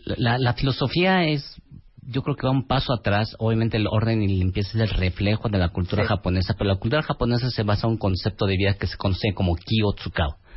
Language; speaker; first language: Spanish; native; Spanish